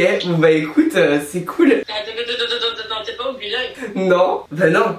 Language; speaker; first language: French; native; French